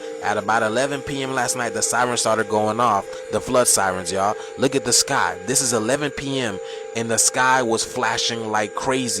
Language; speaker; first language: English; native; English